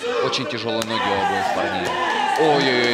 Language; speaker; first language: Russian; native; Russian